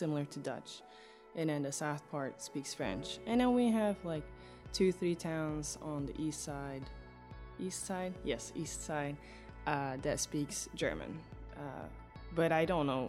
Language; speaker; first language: English; non-native, fluent; Dutch